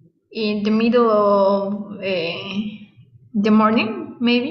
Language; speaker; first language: English; non-native, learner; Spanish